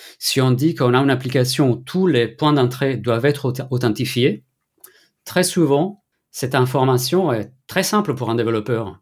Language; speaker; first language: French; non-native, fluent; Italian